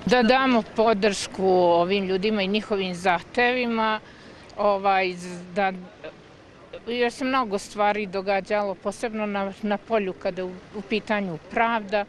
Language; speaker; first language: Croatian; native; Croatian